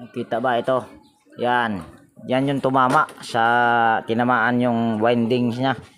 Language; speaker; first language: Filipino; non-native, local second language; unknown